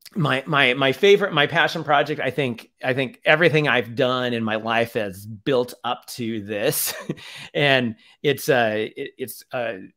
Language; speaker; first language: English; native; English